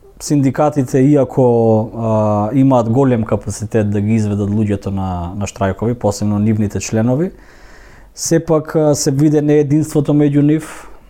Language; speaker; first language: Macedonian; native; Macedonian